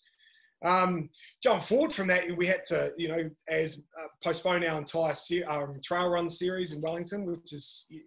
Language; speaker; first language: English; native; English